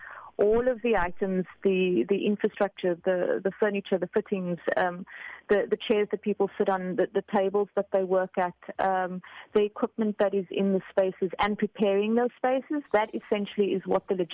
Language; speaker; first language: English; native; English